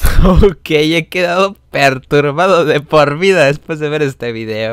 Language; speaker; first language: Spanish; native; Spanish